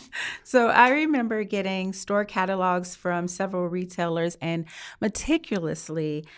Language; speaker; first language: English; native; English